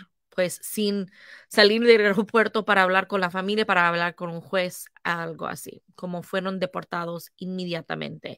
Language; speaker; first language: Spanish; non-native, fluent; English